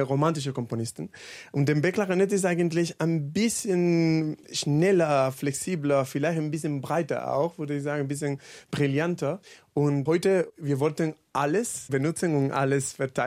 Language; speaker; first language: German; non-native, learner; Spanish